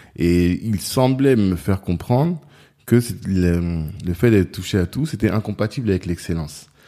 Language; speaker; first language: French; native; French